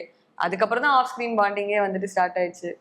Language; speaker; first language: Tamil; native; Tamil